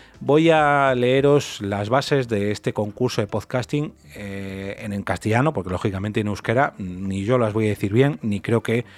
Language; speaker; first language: Spanish; native; Spanish